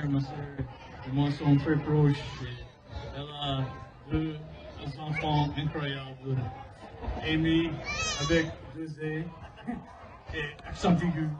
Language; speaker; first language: French; non-native, learner; English